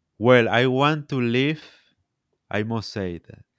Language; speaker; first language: English; non-native, learner; Spanish